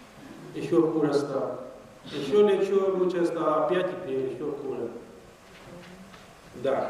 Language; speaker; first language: Russian; non-native, learner; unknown